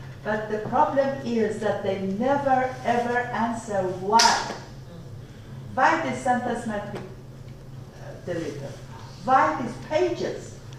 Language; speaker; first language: English; non-native, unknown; Persian